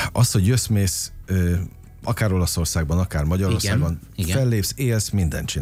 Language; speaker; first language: Hungarian; native; Hungarian